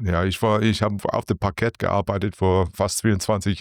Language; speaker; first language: German; non-native, learner; English